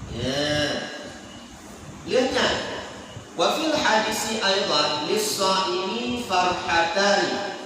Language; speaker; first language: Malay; non-native, local second language; Achinese